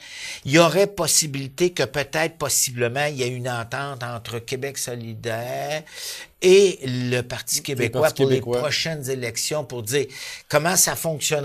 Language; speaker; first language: French; native; French